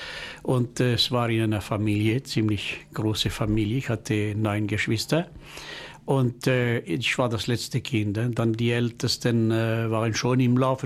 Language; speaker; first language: German; non-native, local second language; French